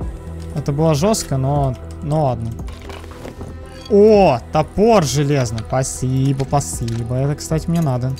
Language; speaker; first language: Russian; native; Russian